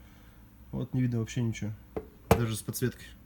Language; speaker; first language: Russian; native; Russian